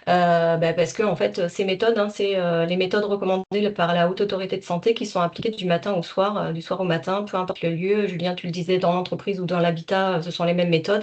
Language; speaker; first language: French; native; French